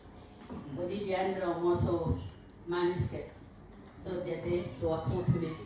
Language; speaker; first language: Danish; non-native, learner; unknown